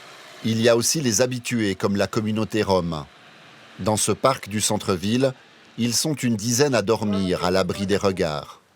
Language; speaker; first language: French; native; French